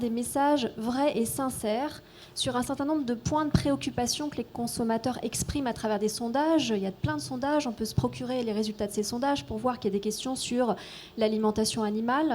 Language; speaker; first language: French; native; French